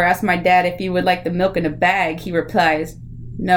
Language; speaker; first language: English; early bilingual, other home language; Spanish